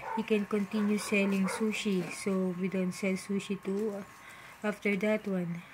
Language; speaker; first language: English; non-native, local second language; Filipino